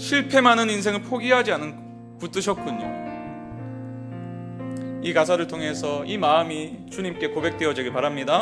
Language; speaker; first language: Korean; native; Korean